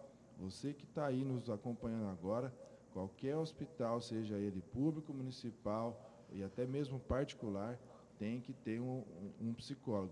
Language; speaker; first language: Portuguese; native; Portuguese